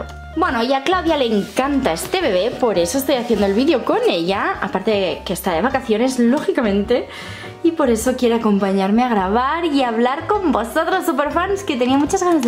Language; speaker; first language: Spanish; native; Spanish